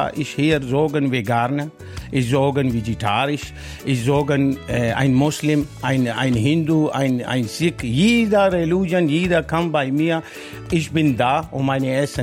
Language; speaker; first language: German; non-native, learner; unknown